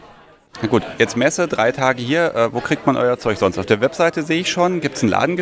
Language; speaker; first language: German; native; German